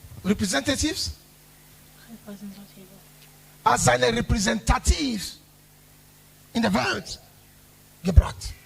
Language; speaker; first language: German; non-native, learner; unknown